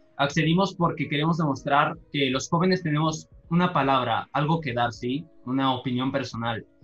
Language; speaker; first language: Spanish; native; Spanish